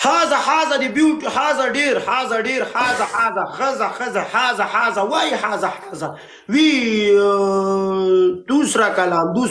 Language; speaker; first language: Arabic; non-native, learner; Pashto